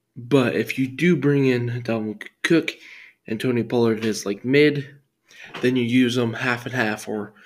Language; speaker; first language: English; native; English